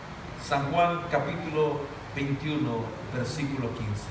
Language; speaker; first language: Spanish; native; Spanish